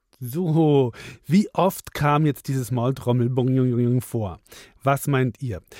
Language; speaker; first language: German; native; German